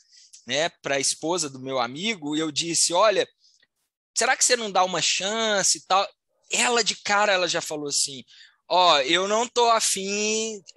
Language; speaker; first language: Portuguese; native; Portuguese